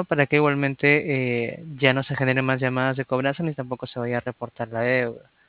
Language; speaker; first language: Spanish; native; Spanish